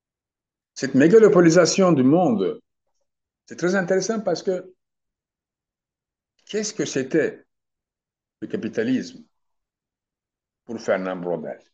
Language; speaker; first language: French; non-native, fluent; Turkish